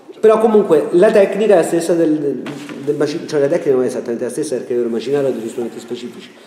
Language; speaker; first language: Italian; native; Italian